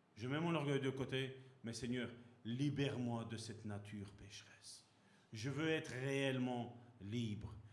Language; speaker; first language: French; native; French